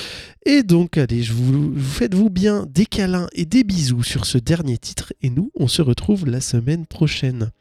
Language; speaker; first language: French; native; French